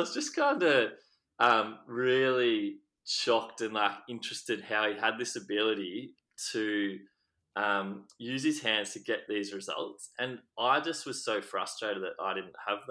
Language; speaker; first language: English; native; English